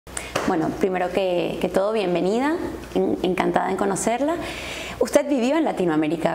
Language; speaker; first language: Spanish; native; Spanish